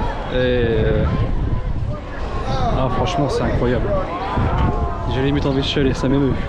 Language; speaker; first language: French; native; French